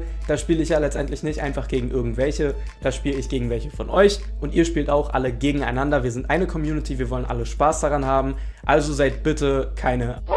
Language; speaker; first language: German; native; German